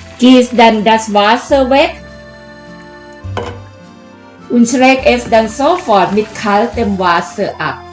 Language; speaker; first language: German; non-native, fluent; Thai